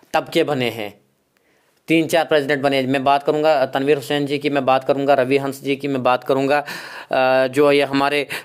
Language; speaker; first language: Hindi; non-native, local second language; Kashmiri